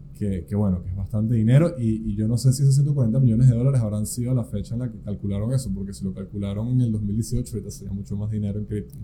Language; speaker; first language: Spanish; native; Spanish